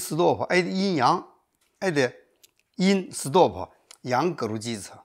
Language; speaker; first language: Russian; non-native, learner; Chinese